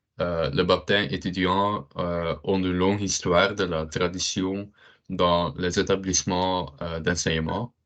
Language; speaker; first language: French; non-native, learner; Dutch